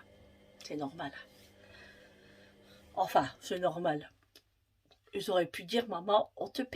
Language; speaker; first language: French; native; French